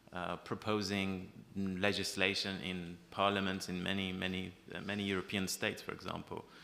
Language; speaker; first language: English; non-native, fluent; Persian